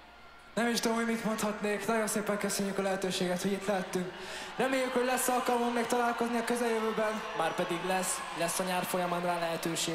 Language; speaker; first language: Hungarian; native; Hungarian